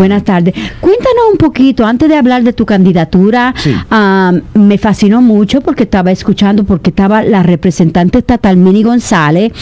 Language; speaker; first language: Spanish; native; Spanish